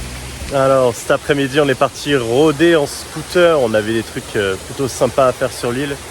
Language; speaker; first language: French; native; French